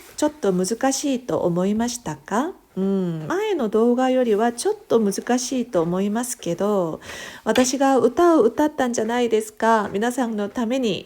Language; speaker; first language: Japanese; non-native, fluent; Korean